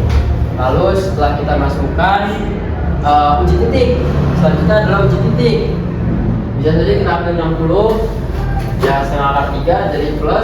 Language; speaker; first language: Indonesian; native; Indonesian